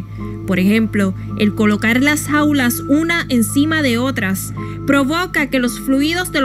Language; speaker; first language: Spanish; native; Spanish